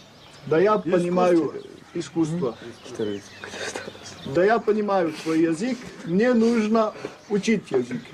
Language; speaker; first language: Russian; non-native, learner; French